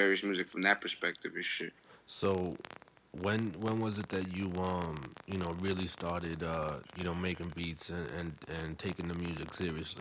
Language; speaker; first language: English; non-native, fluent; Spanish